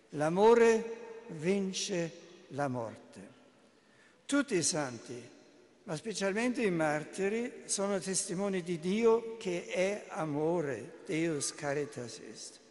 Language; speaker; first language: Italian; non-native, fluent; German